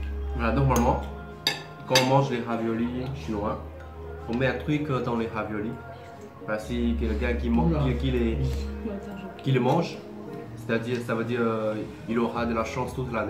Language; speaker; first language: French; non-native, fluent; Chinese